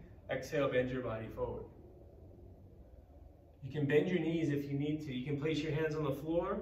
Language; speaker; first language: English; native; English